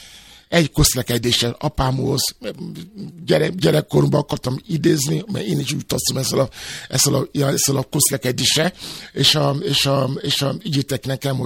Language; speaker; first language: Hungarian; non-native, fluent; Yoruba